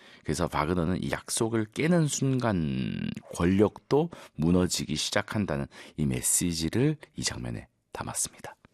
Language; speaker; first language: Korean; native; Korean